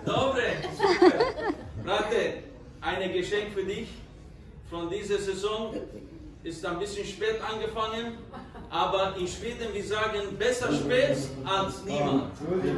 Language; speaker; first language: German; non-native, learner; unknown